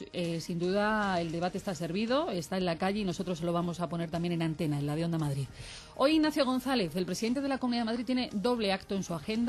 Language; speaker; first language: Spanish; native; Spanish